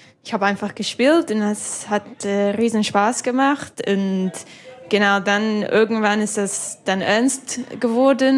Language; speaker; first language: German; non-native, fluent; English